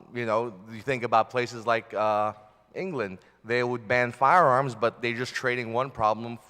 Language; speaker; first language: English; early bilingual, other home language; Filipino